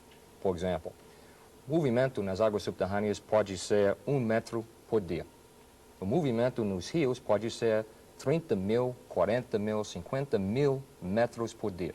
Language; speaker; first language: Portuguese; non-native, fluent; English